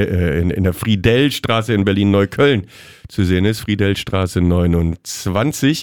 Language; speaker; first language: German; native; German